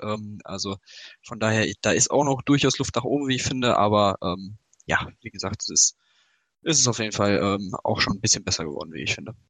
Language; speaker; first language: German; native; German